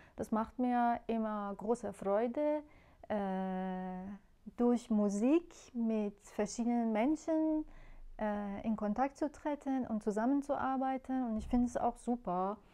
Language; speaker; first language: German; non-native, fluent; Persian